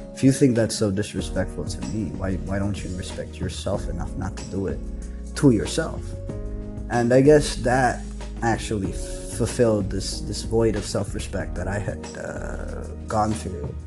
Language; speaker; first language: English; non-native, local second language; Nepali